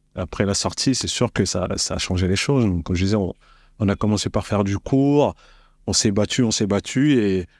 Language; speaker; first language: French; native; French